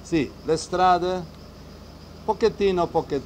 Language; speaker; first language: Italian; non-native, fluent; Polish